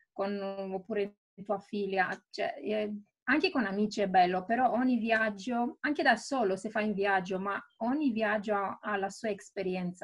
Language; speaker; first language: Italian; non-native, fluent; Romanian